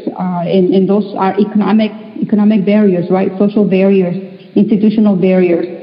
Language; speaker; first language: English; non-native, fluent; Spanish